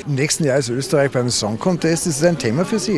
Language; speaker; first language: German; native; German